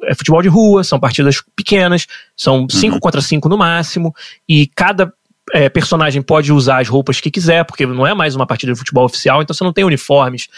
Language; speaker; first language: Portuguese; native; Portuguese